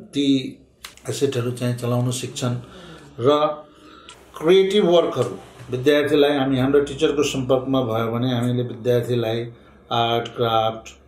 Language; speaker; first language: Nepali; non-native, local second language; Maithili